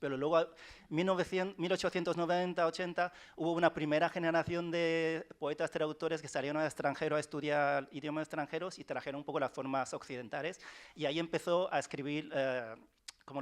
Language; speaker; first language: Spanish; early bilingual, other home language; Chinese